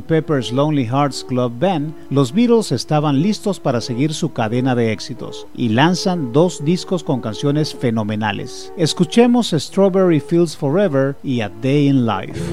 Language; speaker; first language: Spanish; native; Spanish